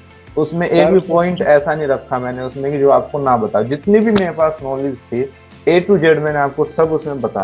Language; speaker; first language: Hindi; native; Hindi